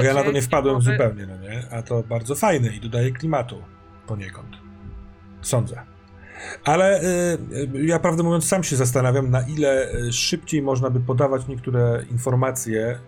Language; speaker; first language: Polish; native; Polish